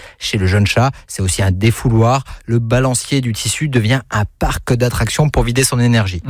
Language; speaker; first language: French; native; French